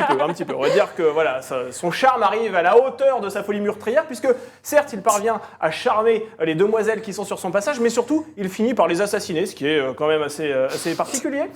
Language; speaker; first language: French; native; French